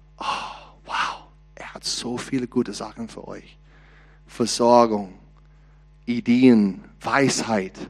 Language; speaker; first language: German; non-native, learner; English